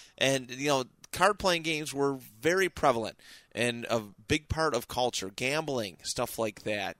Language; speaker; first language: English; native; English